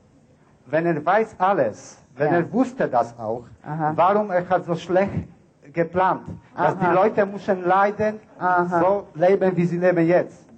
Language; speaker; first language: German; non-native, learner; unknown